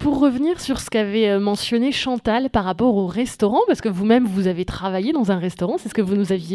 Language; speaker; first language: French; native; French